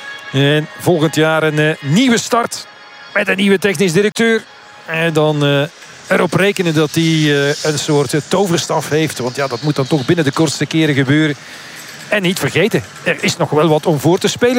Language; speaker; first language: Dutch; native; Dutch